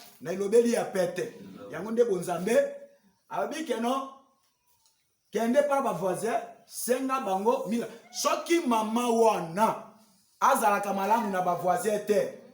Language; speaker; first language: Lingala; native; Lingala